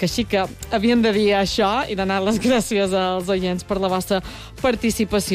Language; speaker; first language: Catalan; native; Catalan